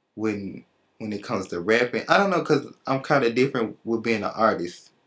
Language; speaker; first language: English; native; English